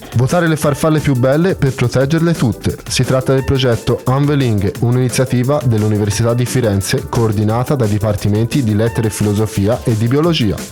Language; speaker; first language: Italian; native; Italian